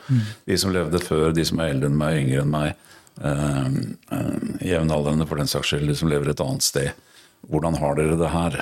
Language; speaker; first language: Norwegian; native; Norwegian